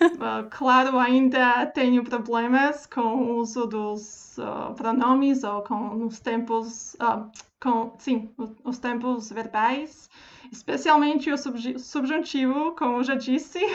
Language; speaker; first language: Portuguese; non-native, fluent; Slovak